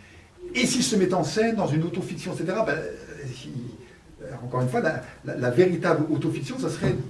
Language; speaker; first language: French; native; French